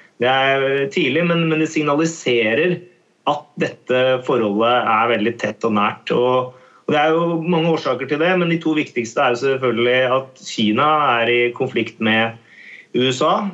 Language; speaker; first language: Norwegian; native; Norwegian